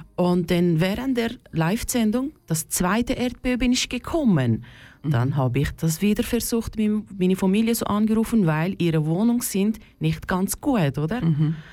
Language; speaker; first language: German; non-native, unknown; Turkish